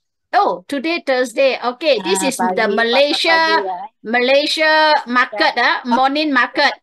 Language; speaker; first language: English; non-native, local second language; Chinese